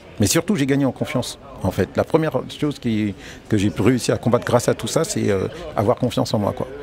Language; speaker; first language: French; early bilingual, other home language; Wolof